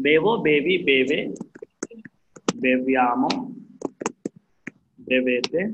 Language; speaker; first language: Italian; non-native, learner; Hindi